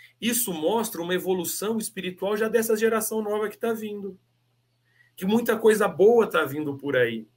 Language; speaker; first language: Portuguese; native; Portuguese